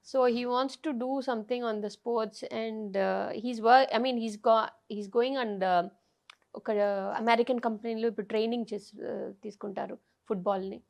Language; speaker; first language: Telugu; non-native, local second language; Tamil